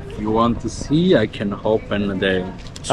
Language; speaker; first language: English; non-native, learner; Italian